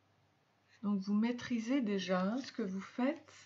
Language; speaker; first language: French; native; French